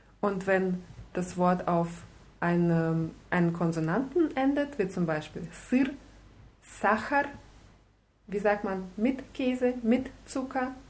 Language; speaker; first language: German; non-native, fluent; Russian